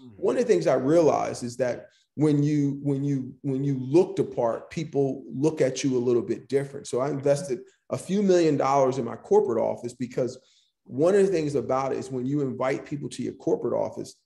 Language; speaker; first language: English; native; English